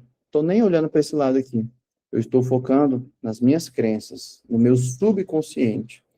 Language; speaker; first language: Portuguese; native; Portuguese